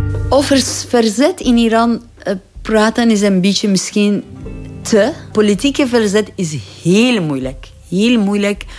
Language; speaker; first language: Dutch; non-native, fluent; Persian